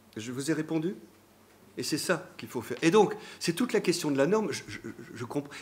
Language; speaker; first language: French; native; French